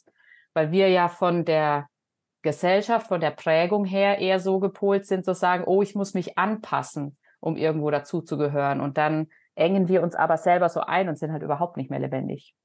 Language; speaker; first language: German; native; German